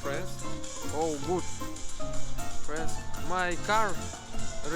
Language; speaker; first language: English; non-native, learner; Russian